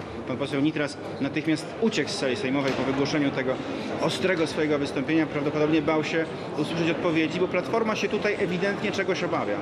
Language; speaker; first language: Polish; native; Polish